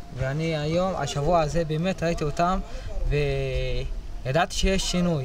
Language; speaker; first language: Hebrew; non-native, local second language; Arabic